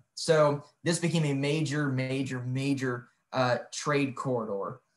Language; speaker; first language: English; native; English